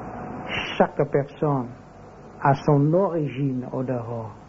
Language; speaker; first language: French; non-native, learner; Vietnamese